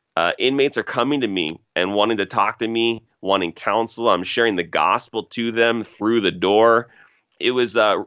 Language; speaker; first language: English; native; English